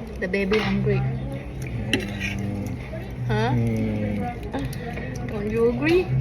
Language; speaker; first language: English; non-native, learner; Thai